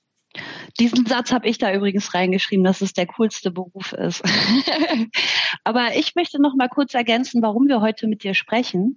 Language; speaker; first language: German; native; German